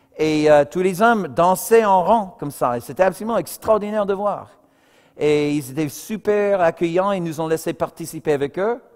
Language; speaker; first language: French; non-native, fluent; English